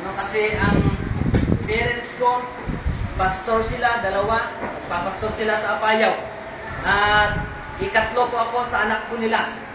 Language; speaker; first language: Filipino; non-native, local second language; Iloko